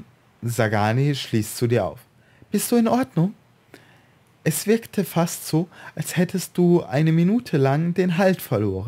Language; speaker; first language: German; native; German